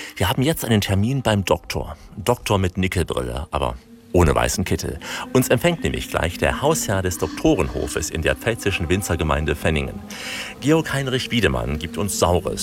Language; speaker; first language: German; native; German